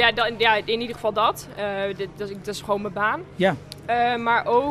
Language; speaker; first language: Dutch; native; Dutch